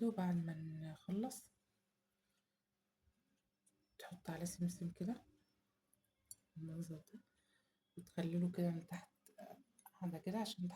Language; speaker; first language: Arabic; native; Arabic